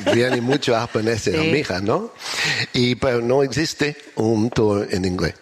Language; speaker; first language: Spanish; non-native, learner; English